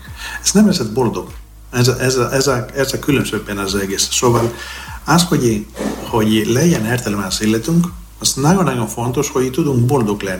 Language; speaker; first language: Hungarian; non-native, fluent; Greek